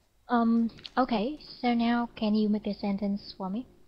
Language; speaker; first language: English; non-native, fluent; Vietnamese